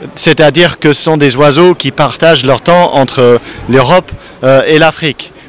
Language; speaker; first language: French; non-native, fluent; English